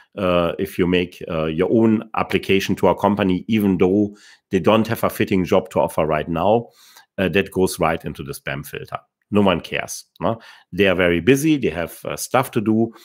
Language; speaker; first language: English; non-native, fluent; German